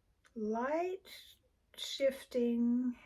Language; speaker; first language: English; native; English